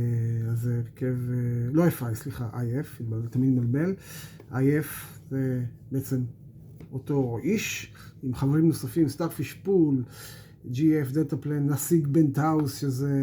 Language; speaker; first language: Hebrew; native; Hebrew